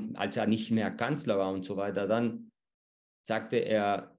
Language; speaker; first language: German; non-native, fluent; Spanish